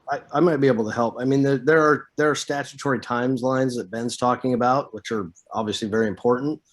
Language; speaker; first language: English; native; English